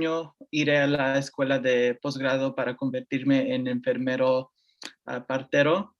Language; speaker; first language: Spanish; early bilingual, heritage; Spanish